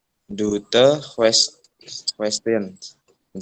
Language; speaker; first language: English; non-native, learner; Indonesian